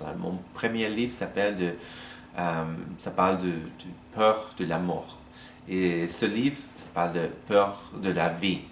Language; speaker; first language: French; non-native, learner; English